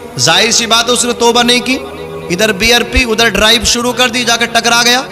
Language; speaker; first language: Urdu; native; Urdu